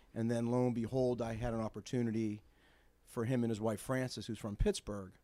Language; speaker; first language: English; native; English